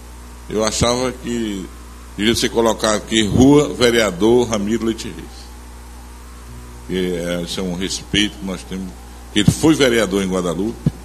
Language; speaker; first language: Portuguese; native; Portuguese